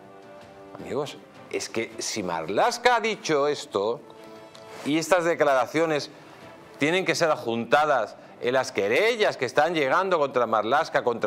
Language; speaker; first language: Spanish; native; Spanish